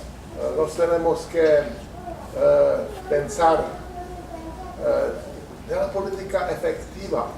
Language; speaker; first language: Spanish; non-native, learner; Czech